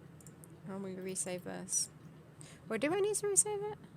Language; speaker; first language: English; native; English